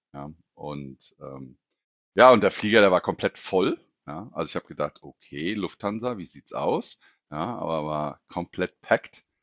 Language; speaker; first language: German; native; German